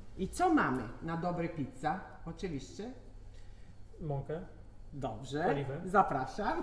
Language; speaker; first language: Polish; non-native, learner; Italian